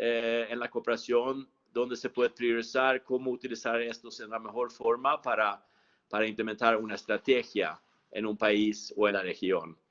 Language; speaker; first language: Spanish; non-native, fluent; Swedish